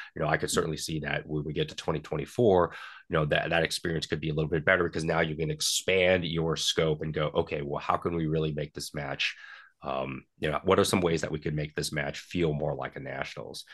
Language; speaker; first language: English; native; English